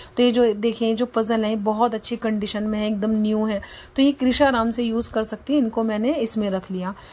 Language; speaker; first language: Hindi; native; Hindi